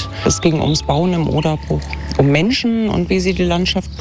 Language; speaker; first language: German; native; German